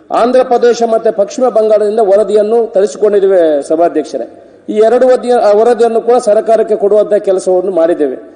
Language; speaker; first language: Kannada; non-native, local second language; Tulu